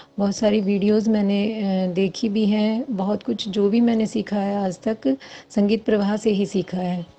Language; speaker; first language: Hindi; native; Hindi